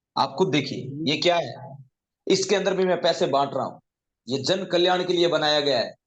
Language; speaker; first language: Hindi; native; Hindi